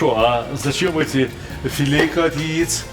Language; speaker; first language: Russian; native; Russian